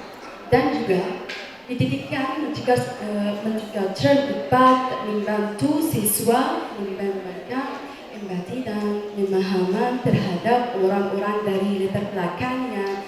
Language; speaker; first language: Indonesian; non-native, fluent; Arabic